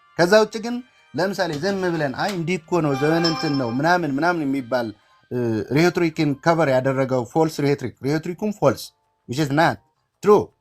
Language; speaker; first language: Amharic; non-native, local second language; Tigrinya